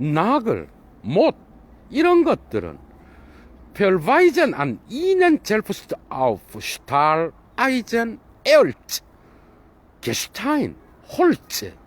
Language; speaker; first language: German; non-native, fluent; Korean